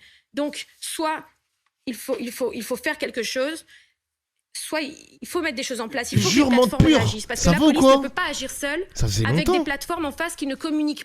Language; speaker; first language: French; native; French